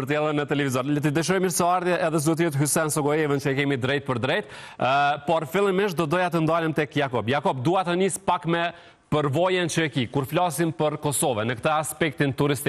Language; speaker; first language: Albanian; native; Albanian